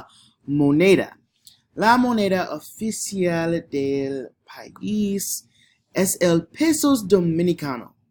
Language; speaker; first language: Spanish; non-native, learner; English